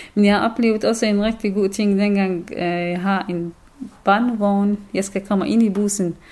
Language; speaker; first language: Danish; non-native, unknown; Kurdish